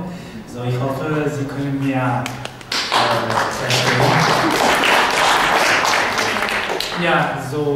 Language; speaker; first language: German; non-native, learner; Spanish